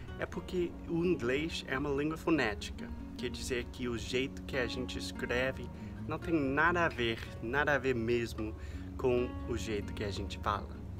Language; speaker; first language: Portuguese; non-native, fluent; English